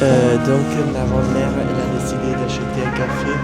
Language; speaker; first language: French; non-native, fluent; Vietnamese